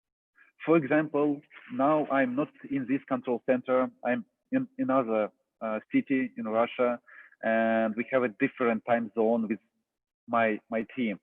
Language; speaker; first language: English; non-native, fluent; Russian